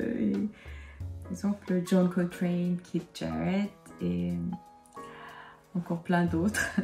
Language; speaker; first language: French; non-native, fluent; Korean